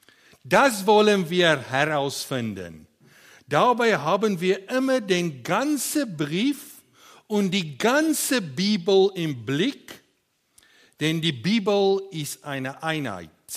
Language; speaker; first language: German; non-native, learner; Afrikaans